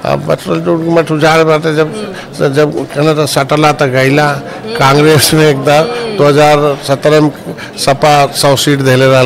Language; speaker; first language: Bhojpuri; native; Bhojpuri